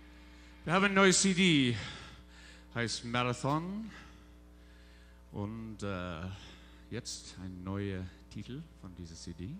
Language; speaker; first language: German; non-native, learner; English